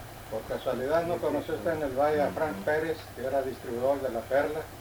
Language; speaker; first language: Spanish; native; Spanish